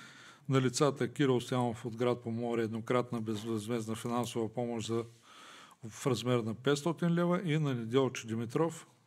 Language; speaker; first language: Bulgarian; native; Bulgarian